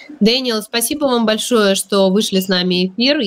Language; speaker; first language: Russian; native; Russian